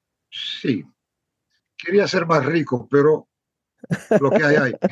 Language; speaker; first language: Spanish; non-native, fluent; Romanian